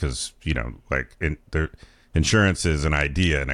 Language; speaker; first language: English; native; English